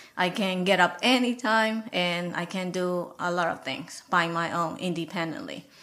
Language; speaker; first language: English; non-native, fluent; Burmese